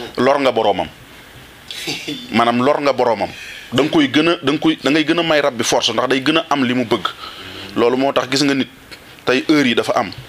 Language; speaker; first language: Wolof; non-native, local second language; Serer